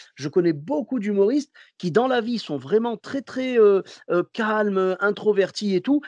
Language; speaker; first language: French; native; French